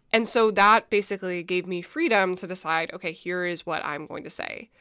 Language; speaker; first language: English; native; English